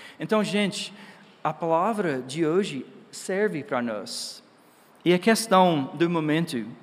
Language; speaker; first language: Portuguese; non-native, fluent; English